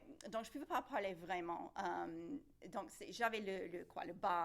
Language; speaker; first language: French; non-native, local second language; English